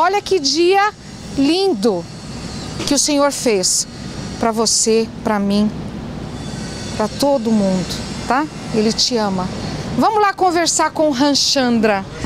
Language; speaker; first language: Portuguese; native; Portuguese